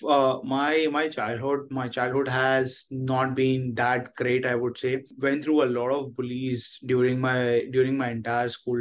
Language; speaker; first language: English; non-native, local second language; Hindi